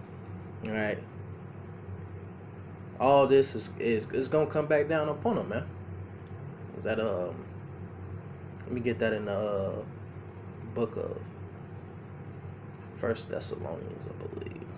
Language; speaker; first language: English; native; English